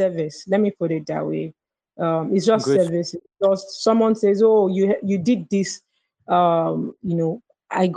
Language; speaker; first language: English; non-native, local second language; Yoruba